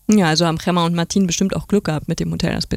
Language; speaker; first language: German; native; German